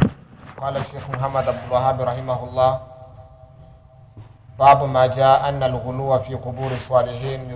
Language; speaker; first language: Arabic; non-native, fluent; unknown